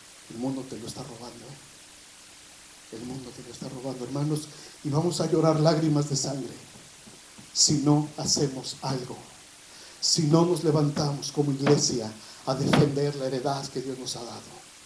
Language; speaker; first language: Spanish; native; Spanish